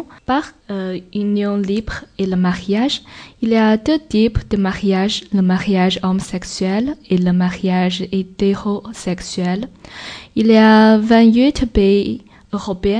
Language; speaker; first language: French; non-native, learner; Chinese